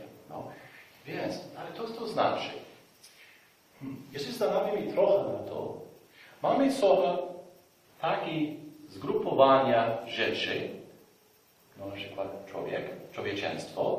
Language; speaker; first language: Polish; non-native, fluent; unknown